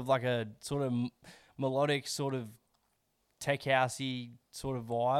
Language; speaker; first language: English; native; English